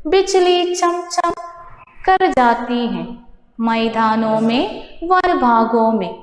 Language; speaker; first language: Hindi; non-native, local second language; Malayalam